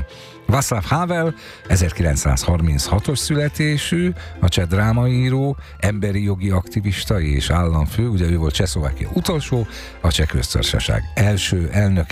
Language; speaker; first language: Hungarian; native; Hungarian